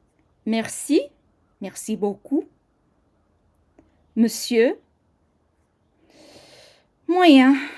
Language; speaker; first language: French; non-native, fluent; English